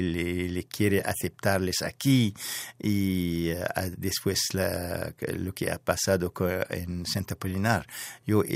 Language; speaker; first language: Spanish; non-native, fluent; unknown